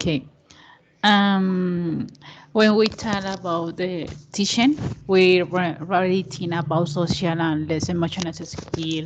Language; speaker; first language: English; non-native, learner; Spanish